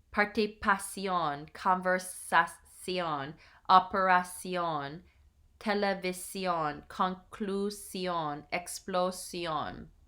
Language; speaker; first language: Spanish; non-native, learner; English